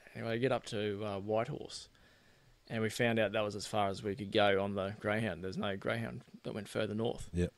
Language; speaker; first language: English; native; English